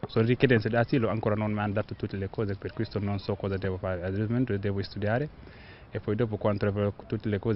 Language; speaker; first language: Italian; non-native, learner; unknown